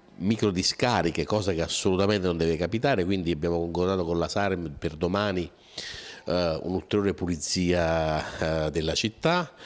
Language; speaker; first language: Italian; native; Italian